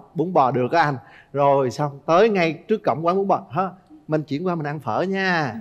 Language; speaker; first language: Vietnamese; native; Vietnamese